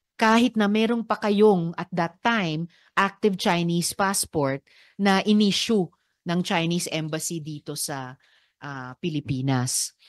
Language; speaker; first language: Filipino; native; Filipino